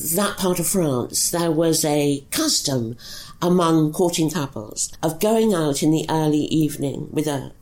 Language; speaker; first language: English; native; English